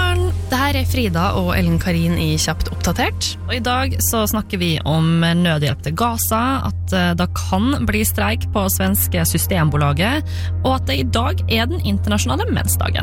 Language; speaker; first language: Norwegian; native; Norwegian